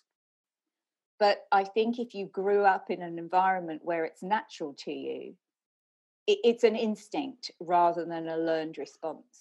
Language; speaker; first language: English; native; English